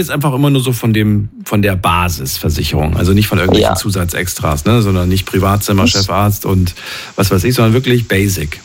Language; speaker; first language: German; native; German